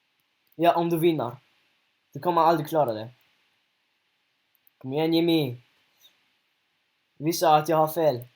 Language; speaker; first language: Swedish; early bilingual, other home language; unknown